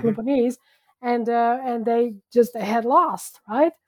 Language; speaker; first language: English; non-native, fluent; Portuguese